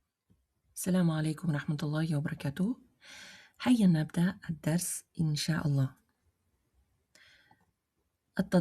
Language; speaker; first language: Arabic; non-native, fluent; Russian